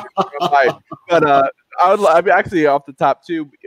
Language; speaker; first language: English; native; English